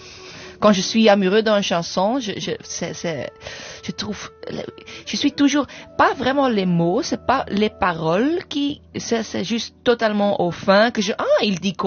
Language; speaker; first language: French; non-native, learner; English